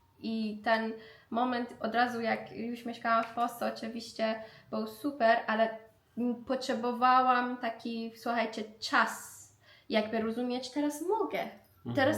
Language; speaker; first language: Polish; non-native, learner; Persian